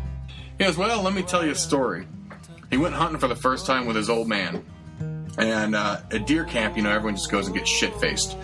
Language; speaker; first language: English; native; English